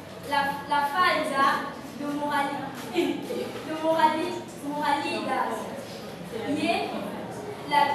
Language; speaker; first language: Spanish; non-native, learner; French